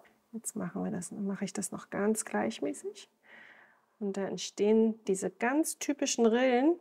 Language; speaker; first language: German; native; German